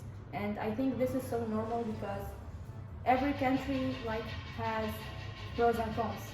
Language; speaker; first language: English; non-native, fluent; Arabic